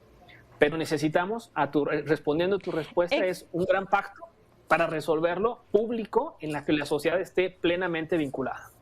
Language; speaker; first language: Spanish; native; Spanish